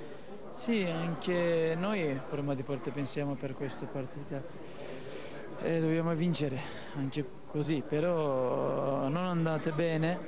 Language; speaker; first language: Italian; non-native, fluent; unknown